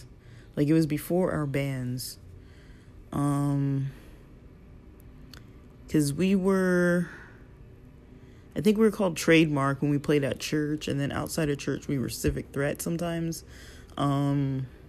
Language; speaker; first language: English; native; English